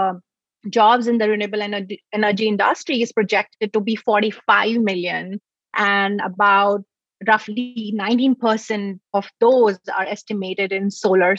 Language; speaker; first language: English; non-native, local second language; Hindi